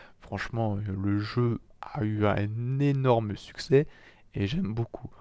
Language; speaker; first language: French; native; French